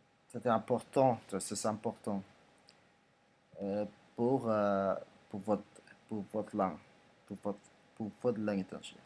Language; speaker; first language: French; non-native, learner; Indonesian